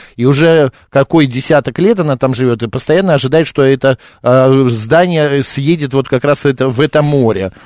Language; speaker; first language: Russian; native; Russian